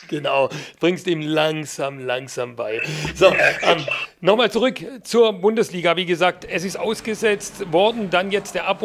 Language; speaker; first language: German; native; German